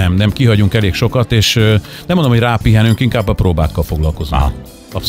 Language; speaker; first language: Hungarian; native; Hungarian